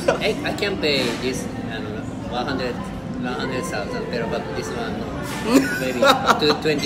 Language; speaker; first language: English; non-native, learner; Japanese